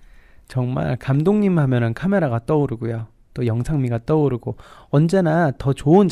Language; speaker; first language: Korean; native; Korean